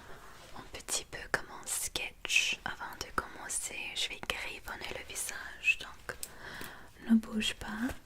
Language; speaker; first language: French; non-native, learner; English